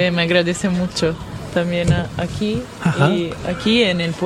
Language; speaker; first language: Spanish; non-native, learner; Italian